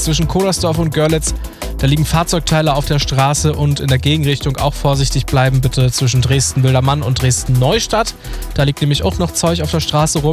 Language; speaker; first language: German; native; German